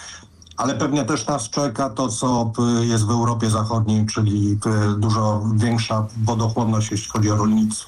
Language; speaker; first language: Polish; native; Polish